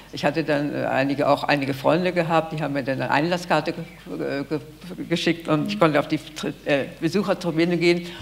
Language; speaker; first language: German; native; German